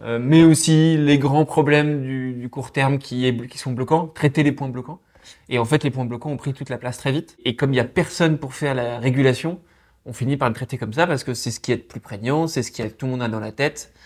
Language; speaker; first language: French; native; French